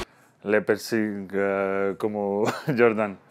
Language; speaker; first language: French; non-native, learner; Spanish